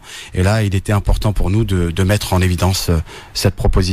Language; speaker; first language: French; native; French